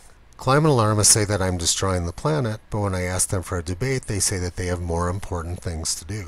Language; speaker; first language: English; native; English